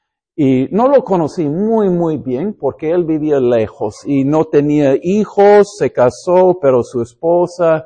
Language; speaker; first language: Spanish; non-native, fluent; English